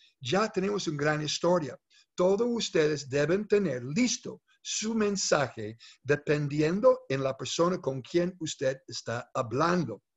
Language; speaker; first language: Spanish; non-native, fluent; English